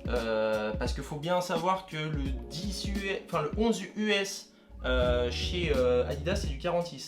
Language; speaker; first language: French; native; French